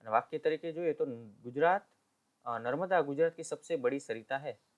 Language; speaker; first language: Hindi; non-native, local second language; Gujarati